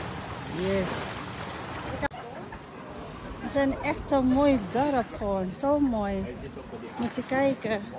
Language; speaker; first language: Dutch; non-native, learner; Filipino